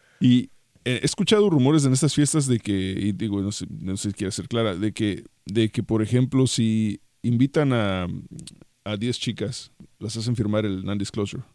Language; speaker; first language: Spanish; native; Spanish